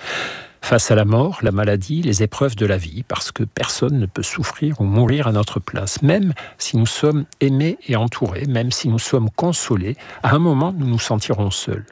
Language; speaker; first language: French; native; French